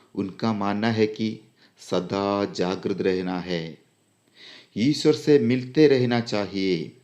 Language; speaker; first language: Hindi; non-native, local second language; Malayalam